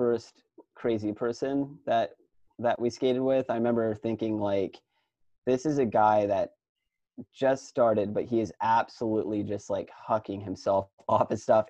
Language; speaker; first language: English; native; English